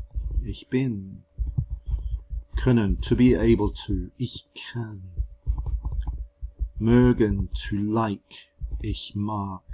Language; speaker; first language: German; non-native, fluent; English